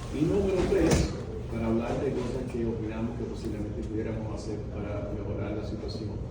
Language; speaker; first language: Spanish; early bilingual, heritage; Spanish